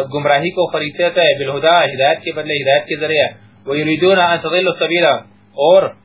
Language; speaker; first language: Urdu; native; Urdu